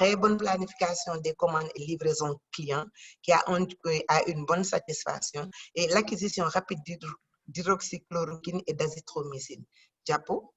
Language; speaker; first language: French; non-native, local second language; Wolof